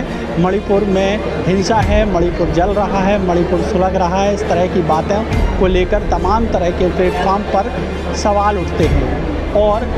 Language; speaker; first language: Hindi; native; Hindi